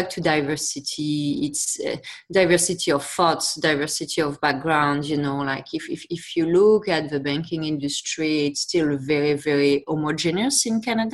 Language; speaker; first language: English; non-native, fluent; French